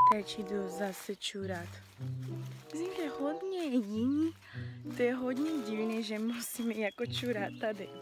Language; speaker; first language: Czech; non-native, learner; Portuguese